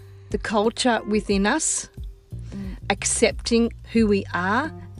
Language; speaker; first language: English; non-native, local second language; Sicilian